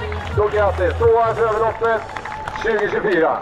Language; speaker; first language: Swedish; native; Swedish